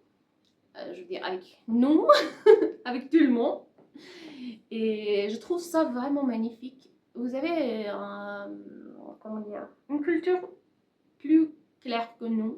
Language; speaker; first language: French; non-native, learner; Persian